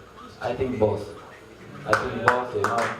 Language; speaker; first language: English; non-native, learner; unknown